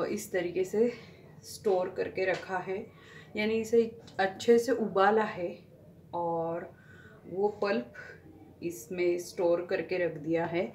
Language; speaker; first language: Hindi; non-native, local second language; Marathi